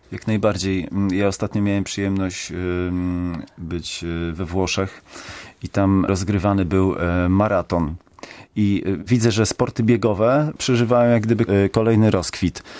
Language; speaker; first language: Polish; native; Polish